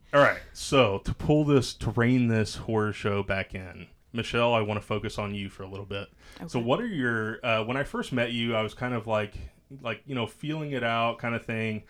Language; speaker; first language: English; native; English